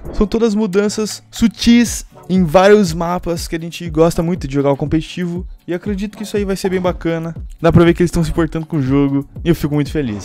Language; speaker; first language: Portuguese; native; Portuguese